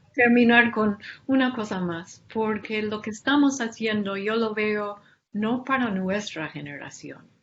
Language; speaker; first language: Spanish; non-native, fluent; English